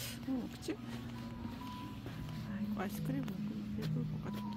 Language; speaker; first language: Korean; non-native, fluent; Japanese